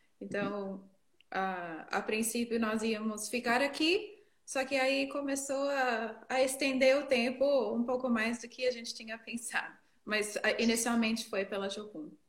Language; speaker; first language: Portuguese; non-native, fluent; English